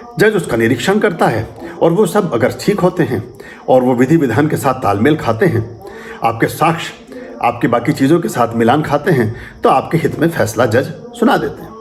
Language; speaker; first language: Hindi; native; Hindi